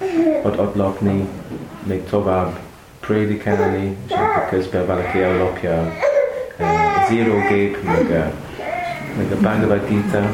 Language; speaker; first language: Hungarian; non-native, learner; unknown